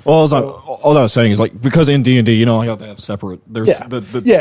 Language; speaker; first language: English; native; English